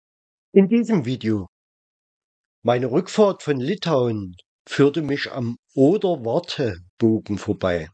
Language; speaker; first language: German; native; German